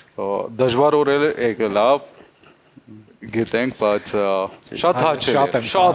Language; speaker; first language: Armenian; non-native, learner; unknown